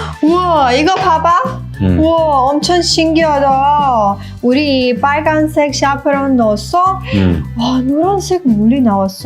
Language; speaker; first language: Korean; non-native, learner; Persian